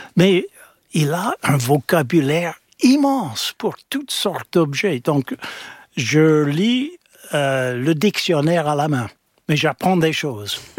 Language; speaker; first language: French; non-native, fluent; English